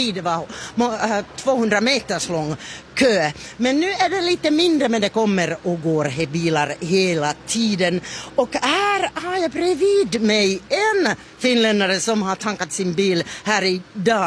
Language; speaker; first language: Swedish; non-native, fluent; Finnish